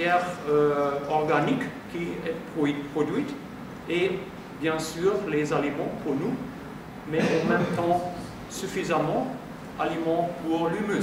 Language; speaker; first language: French; non-native, fluent; German